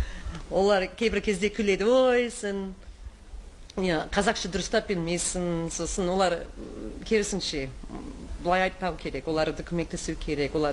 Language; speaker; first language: Kazakh; non-native, fluent; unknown